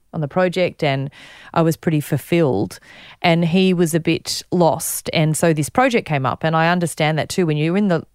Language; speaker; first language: English; native; English